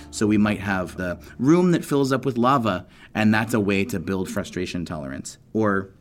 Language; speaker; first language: English; native; English